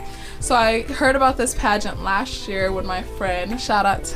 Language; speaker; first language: English; native; English